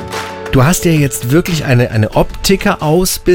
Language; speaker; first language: German; native; German